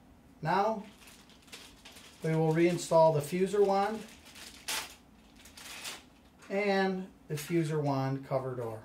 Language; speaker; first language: English; native; English